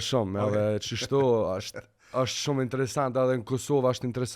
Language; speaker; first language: Albanian; non-native, learner; Arabic